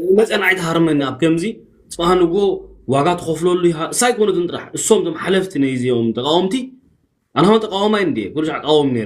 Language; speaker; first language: Tigrinya; early bilingual, heritage; Tigrinya